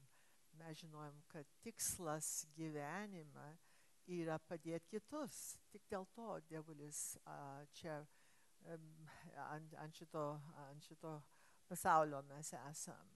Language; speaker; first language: Lithuanian; early bilingual, heritage; English